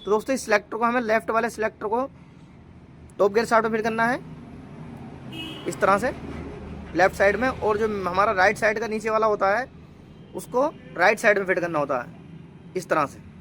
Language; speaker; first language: Hindi; native; Hindi